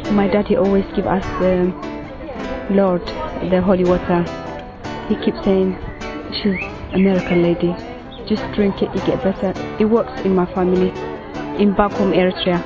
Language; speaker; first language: English; non-native, fluent; Tigrinya